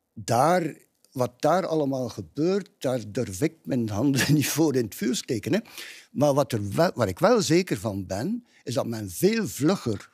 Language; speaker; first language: Dutch; native; Dutch